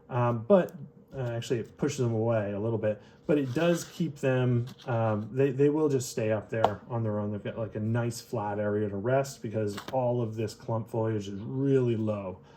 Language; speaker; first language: English; native; English